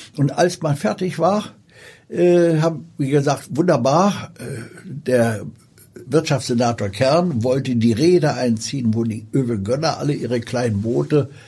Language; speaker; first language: German; early bilingual, other home language; Polish